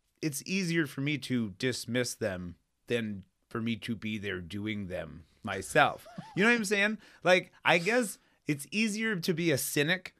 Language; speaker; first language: English; native; English